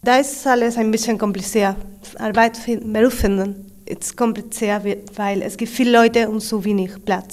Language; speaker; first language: German; non-native, learner; Spanish